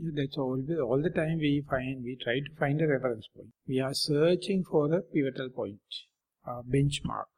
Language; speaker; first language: English; non-native, local second language; Sinhala